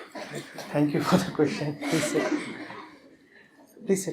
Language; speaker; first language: English; non-native, local second language; Hindi